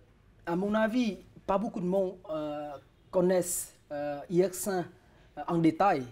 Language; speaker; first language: French; non-native, fluent; Vietnamese